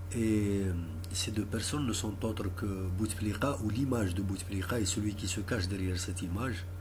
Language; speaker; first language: French; non-native, local second language; Arabic